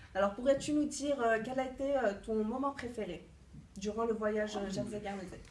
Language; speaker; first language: French; native; French